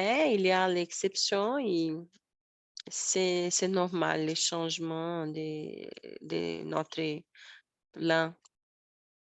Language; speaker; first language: French; non-native, learner; Portuguese